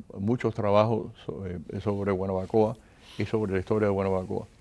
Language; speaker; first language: Spanish; native; Spanish